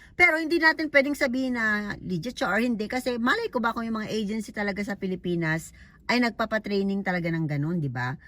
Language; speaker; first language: Filipino; non-native, local second language; Cebuano